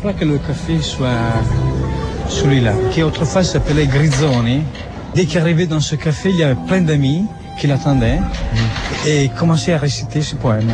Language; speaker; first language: French; non-native, fluent; Italian